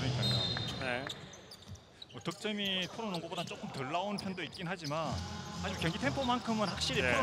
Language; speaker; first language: Korean; native; Korean